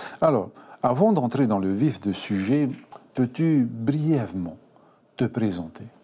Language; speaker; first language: French; native; French